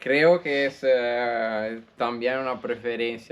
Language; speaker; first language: Spanish; non-native, learner; Italian